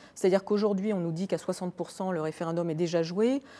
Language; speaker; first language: French; native; French